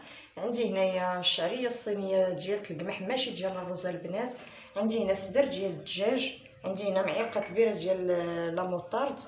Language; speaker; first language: Arabic; native; Arabic